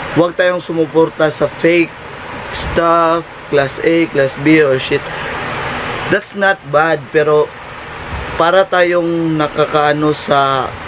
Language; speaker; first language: Filipino; non-native, local second language; Cebuano